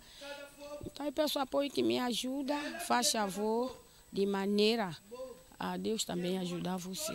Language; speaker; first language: Portuguese; non-native, local second language; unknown